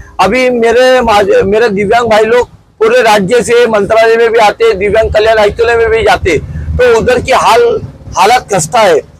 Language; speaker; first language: Hindi; non-native, local second language; Urdu